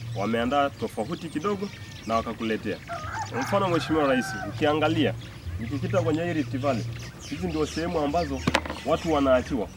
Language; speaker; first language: Swahili; non-native, local second language; Masai